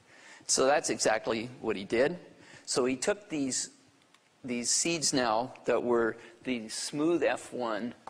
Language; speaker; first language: English; native; English